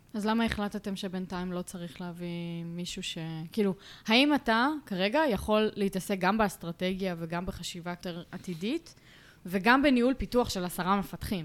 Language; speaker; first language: Hebrew; native; Hebrew